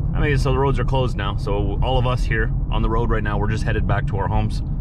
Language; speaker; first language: English; native; English